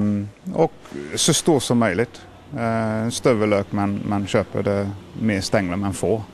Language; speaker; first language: Swedish; non-native, fluent; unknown